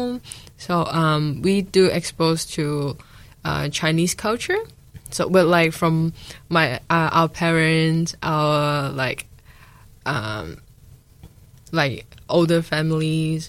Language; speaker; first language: English; non-native, local second language; Cantonese